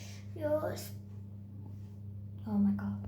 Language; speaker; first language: English; non-native, learner; Mongolian